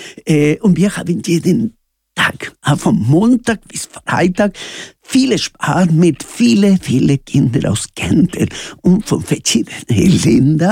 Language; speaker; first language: German; non-native, learner; Spanish